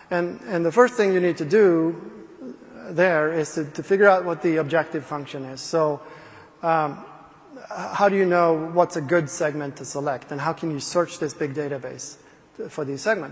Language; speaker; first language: English; non-native, fluent; Swedish